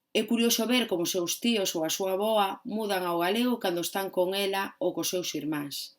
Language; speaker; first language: Galician; non-native, local second language; Spanish